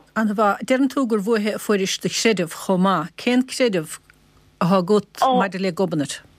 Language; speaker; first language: Irish; native; Irish